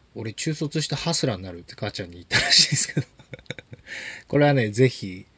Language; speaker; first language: Japanese; native; Japanese